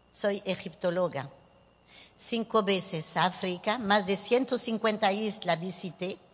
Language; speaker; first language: Spanish; early bilingual, heritage; Spanish